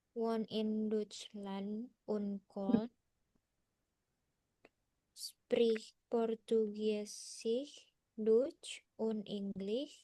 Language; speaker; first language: German; non-native, learner; Indonesian